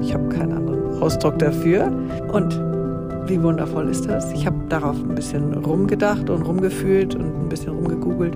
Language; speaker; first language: German; native; German